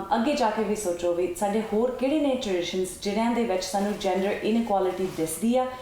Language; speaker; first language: Punjabi; early bilingual, heritage; Punjabi